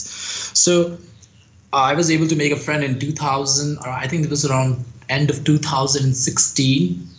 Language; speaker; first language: English; non-native, local second language; Hindi